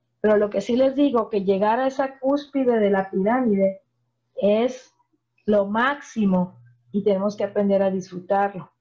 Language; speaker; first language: Spanish; native; Spanish